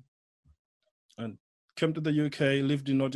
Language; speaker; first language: English; non-native, local second language; Nyanja